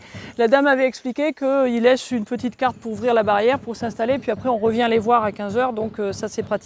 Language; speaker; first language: French; native; French